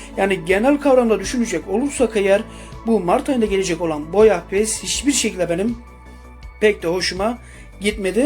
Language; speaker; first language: Turkish; native; Turkish